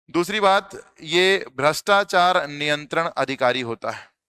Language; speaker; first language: Hindi; native; Hindi